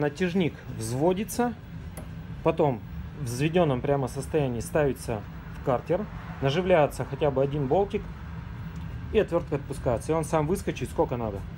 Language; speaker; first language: Russian; native; Russian